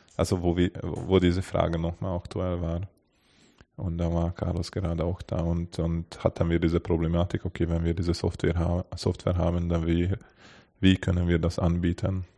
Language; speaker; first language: German; non-native, fluent; Hungarian